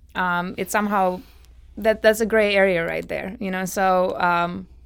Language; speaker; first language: English; non-native, fluent; Russian